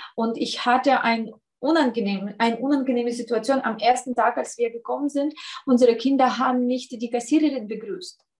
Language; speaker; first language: German; non-native, fluent; Russian